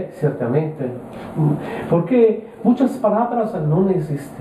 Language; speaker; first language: Spanish; non-native, learner; Italian